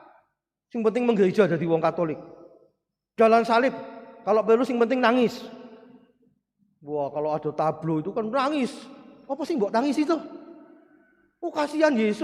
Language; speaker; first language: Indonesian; non-native, local second language; Javanese